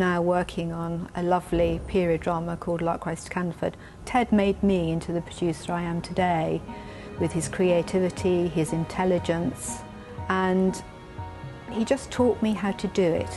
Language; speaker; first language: English; native; English